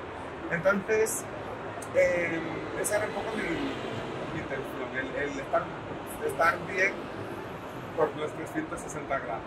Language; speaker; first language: Spanish; native; Spanish